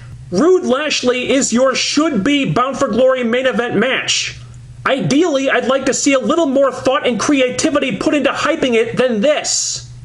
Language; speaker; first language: English; native; English